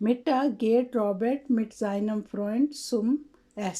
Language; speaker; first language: German; non-native, fluent; Urdu